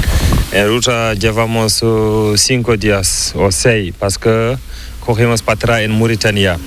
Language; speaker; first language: Spanish; non-native, learner; Fula